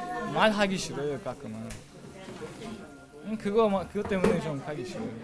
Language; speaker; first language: Korean; non-native, fluent; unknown